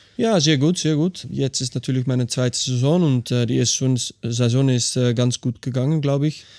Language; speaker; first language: German; non-native, learner; Dutch